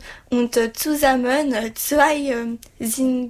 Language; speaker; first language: German; non-native, learner; French